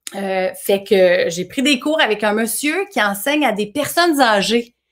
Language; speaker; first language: French; native; French